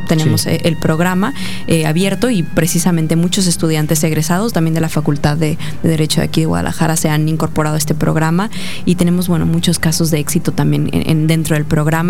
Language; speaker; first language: Spanish; native; Spanish